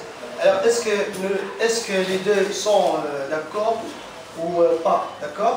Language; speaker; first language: French; non-native, fluent; Arabic